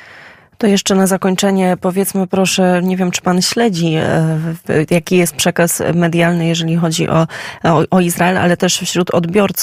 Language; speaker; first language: Polish; native; Polish